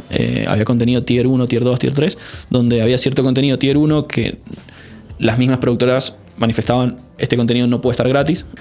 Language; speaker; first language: Spanish; native; Spanish